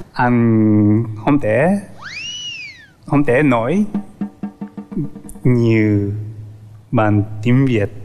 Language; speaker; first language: Vietnamese; non-native, learner; Japanese